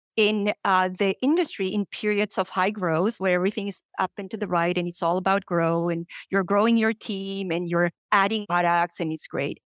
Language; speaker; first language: English; non-native, fluent; Spanish